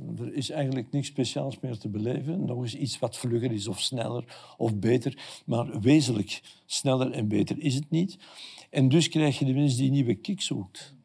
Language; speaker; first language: Dutch; native; Dutch